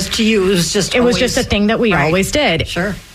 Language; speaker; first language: English; native; English